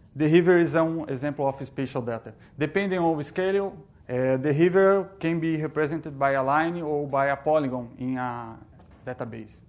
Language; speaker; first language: English; non-native, learner; Portuguese